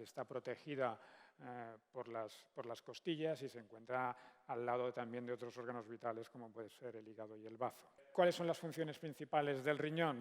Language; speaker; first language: Spanish; native; Spanish